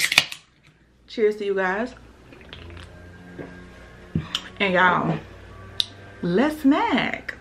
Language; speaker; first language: English; native; English